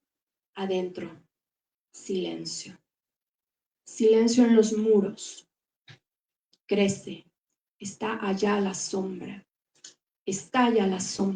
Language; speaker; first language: Spanish; native; Spanish